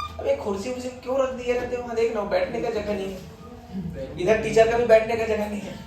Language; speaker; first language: Hindi; native; Hindi